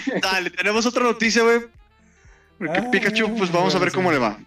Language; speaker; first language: Spanish; native; Spanish